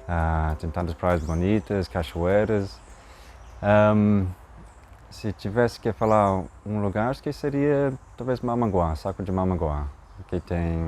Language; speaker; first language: Portuguese; non-native, fluent; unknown